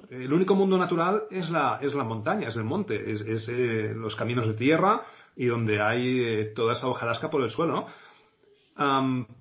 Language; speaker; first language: Spanish; non-native, local second language; Catalan